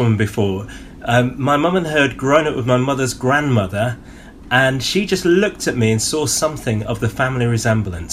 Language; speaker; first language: English; native; English